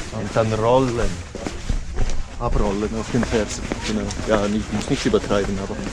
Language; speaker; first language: German; native; German